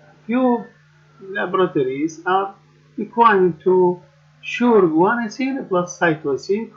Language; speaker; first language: English; non-native, learner; Arabic